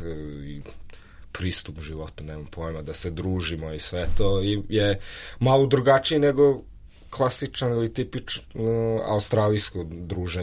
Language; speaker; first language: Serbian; early bilingual, heritage; Serbian